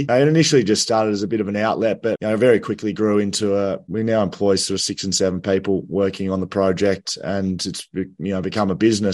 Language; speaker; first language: English; native; English